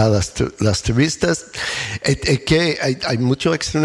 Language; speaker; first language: Spanish; non-native, learner; English